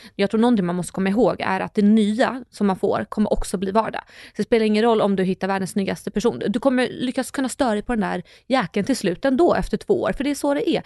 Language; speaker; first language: Swedish; early bilingual, other home language; Russian